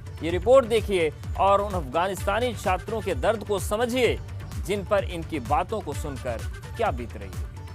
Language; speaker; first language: Hindi; native; Hindi